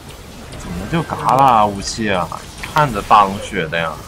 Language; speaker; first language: Chinese; native; Chinese